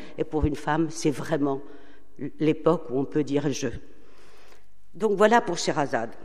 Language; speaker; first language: French; non-native, local second language; Arabic